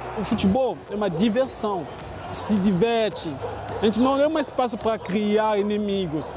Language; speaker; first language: Portuguese; non-native, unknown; Lingala